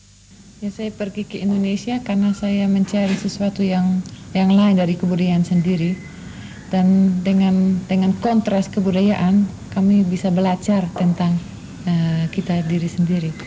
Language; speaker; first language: Indonesian; non-native, fluent; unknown